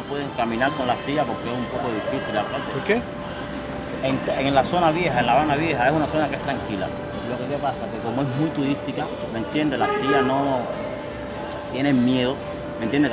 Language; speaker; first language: Spanish; native; Spanish